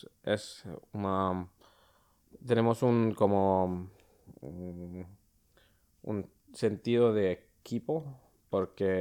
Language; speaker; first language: Spanish; early bilingual, other home language; Finnish